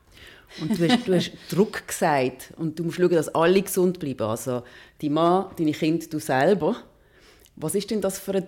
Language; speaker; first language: German; native; German